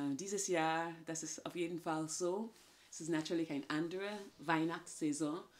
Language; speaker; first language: German; non-native, fluent; English